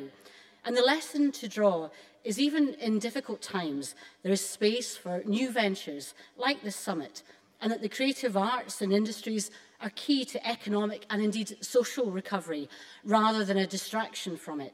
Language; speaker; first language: English; native; English